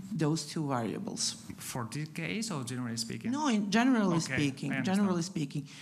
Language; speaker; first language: English; non-native, fluent; Italian